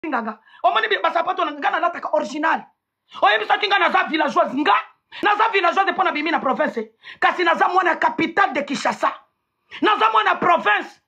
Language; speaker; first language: Lingala; non-native, local second language; Swahili